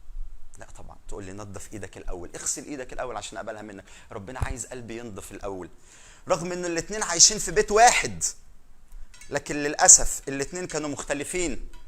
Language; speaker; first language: Arabic; native; Arabic